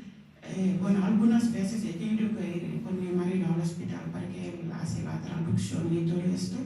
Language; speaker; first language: Spanish; non-native, local second language; Wolof